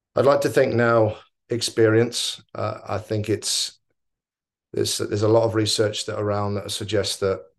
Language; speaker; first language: English; native; English